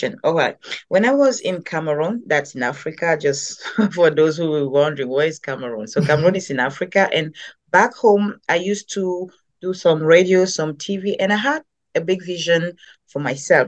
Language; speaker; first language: English; non-native, local second language; French